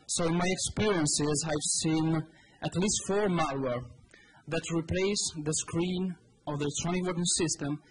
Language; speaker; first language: English; non-native, fluent; Italian